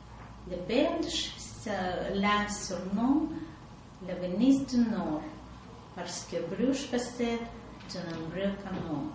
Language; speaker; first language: French; non-native, learner; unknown